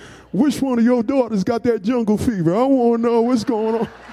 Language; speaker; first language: English; native; English